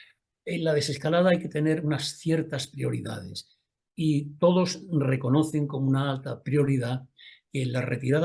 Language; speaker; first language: Spanish; native; Spanish